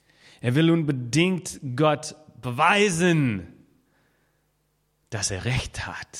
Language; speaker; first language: German; non-native, fluent; English